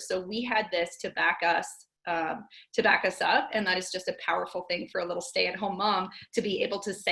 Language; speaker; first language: English; native; English